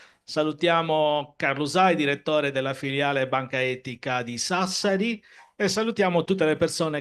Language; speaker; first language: Italian; native; Italian